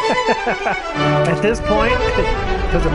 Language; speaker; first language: English; native; English